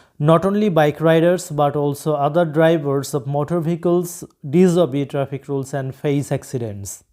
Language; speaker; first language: English; non-native, local second language; Bangla